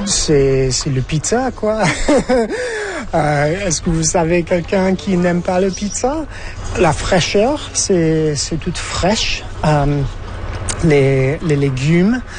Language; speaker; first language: French; non-native, fluent; English